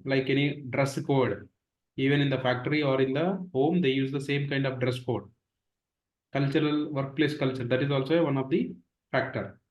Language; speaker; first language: English; non-native, local second language; Telugu